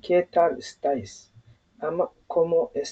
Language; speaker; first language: Spanish; non-native, learner; Somali